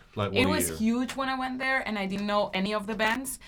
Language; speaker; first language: English; non-native, fluent; Spanish